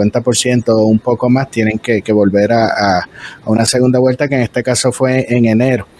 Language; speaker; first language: Spanish; native; Spanish